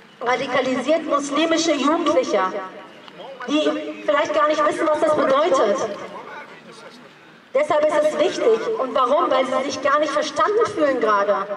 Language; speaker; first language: German; early bilingual, other home language; Persian